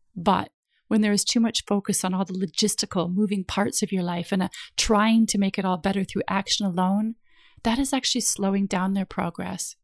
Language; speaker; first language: English; native; English